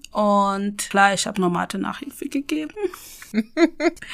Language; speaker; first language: German; non-native, fluent; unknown